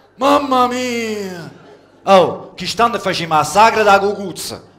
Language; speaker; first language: Italian; early bilingual, other home language; French